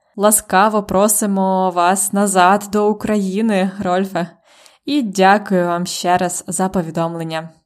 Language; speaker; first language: Ukrainian; native; Ukrainian